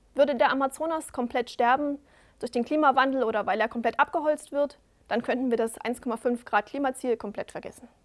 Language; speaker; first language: German; native; German